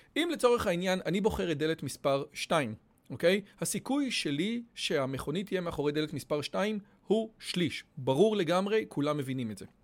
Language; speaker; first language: Hebrew; native; Hebrew